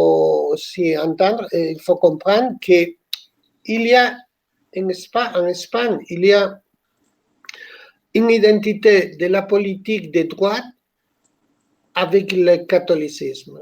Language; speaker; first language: French; non-native, fluent; Spanish